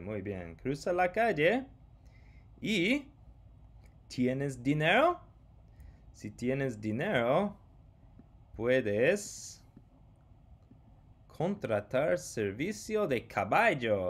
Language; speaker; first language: Spanish; non-native, fluent; English